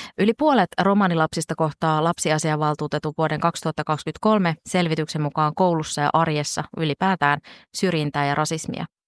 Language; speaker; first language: Finnish; native; Finnish